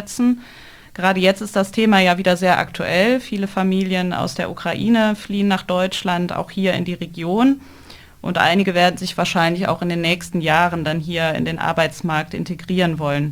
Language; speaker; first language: German; native; German